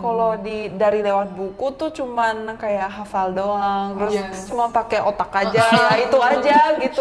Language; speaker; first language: Indonesian; early bilingual, other home language; Korean